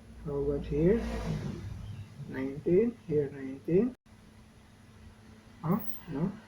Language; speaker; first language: English; non-native, learner; Indonesian